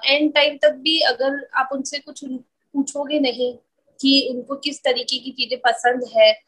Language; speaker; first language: Hindi; native; Hindi